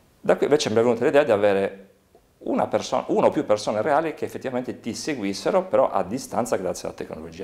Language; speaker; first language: Italian; native; Italian